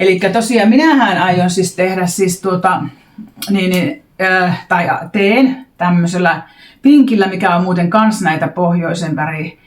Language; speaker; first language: Finnish; native; Finnish